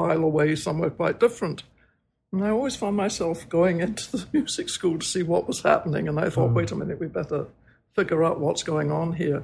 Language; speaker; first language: English; native; English